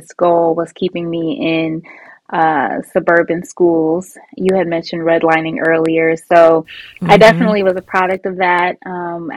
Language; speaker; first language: English; native; English